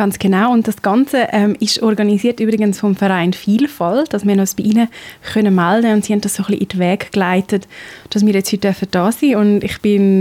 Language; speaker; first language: German; native; German